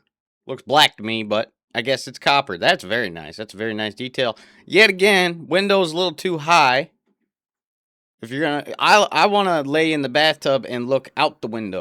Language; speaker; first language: English; native; English